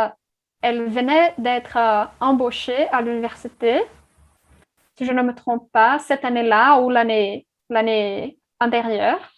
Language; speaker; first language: French; non-native, fluent; Portuguese